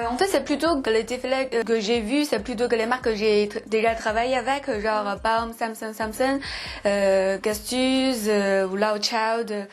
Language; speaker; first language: French; non-native, fluent; Chinese